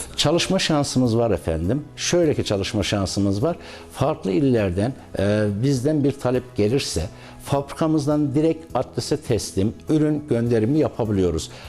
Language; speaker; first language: Turkish; native; Turkish